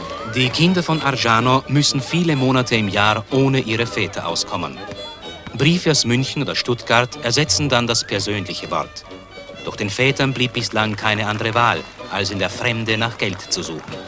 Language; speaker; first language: German; native; German